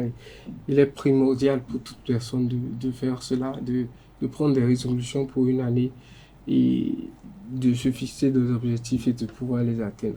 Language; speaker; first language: French; non-native, local second language; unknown